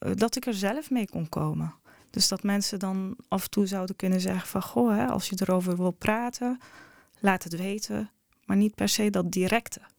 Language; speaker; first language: Dutch; early bilingual, other home language; Arabic